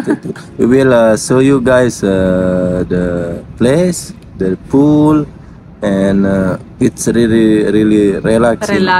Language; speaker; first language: English; non-native, learner; Indonesian